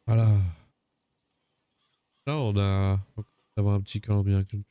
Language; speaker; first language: French; native; French